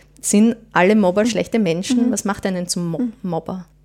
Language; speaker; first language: German; native; German